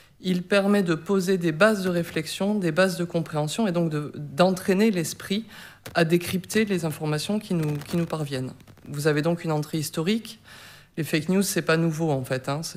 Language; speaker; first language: French; native; French